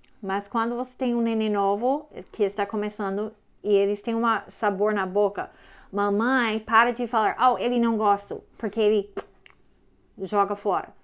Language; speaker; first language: Portuguese; non-native, learner; English